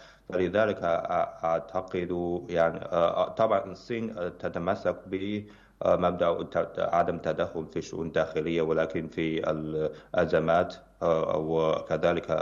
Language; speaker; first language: Arabic; non-native, fluent; Chinese